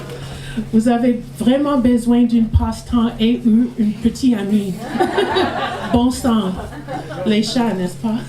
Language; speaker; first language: French; non-native, learner; English